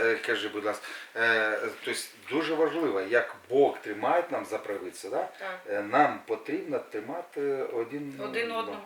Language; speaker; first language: Ukrainian; non-native, local second language; Russian